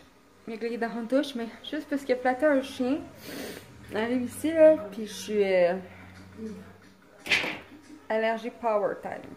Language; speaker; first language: French; native; French